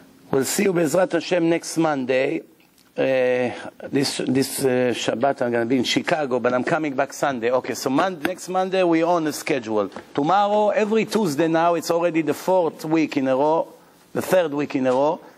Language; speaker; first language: English; non-native, fluent; Hebrew